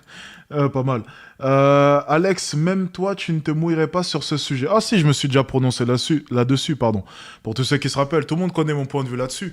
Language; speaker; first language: French; native; French